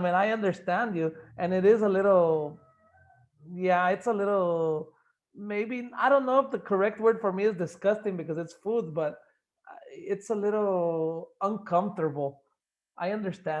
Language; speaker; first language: English; non-native, fluent; Spanish